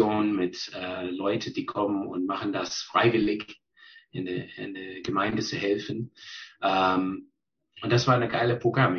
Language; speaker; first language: German; non-native, fluent; English